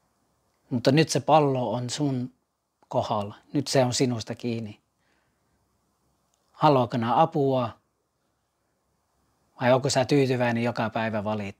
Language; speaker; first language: Finnish; non-native, fluent; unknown